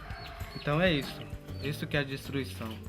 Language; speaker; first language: Portuguese; non-native, local second language; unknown